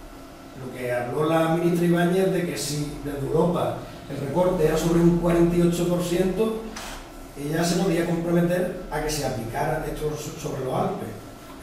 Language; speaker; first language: Spanish; native; Spanish